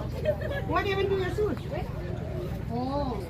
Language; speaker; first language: English; non-native, learner; Filipino